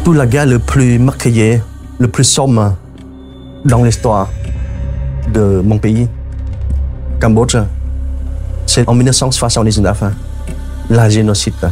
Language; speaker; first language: French; non-native, fluent; Khmer